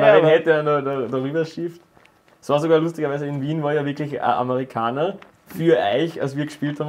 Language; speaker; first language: German; native; German